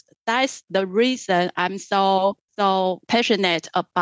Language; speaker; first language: English; non-native, fluent; Chinese